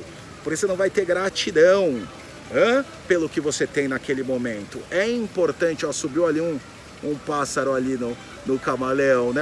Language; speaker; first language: Portuguese; native; Portuguese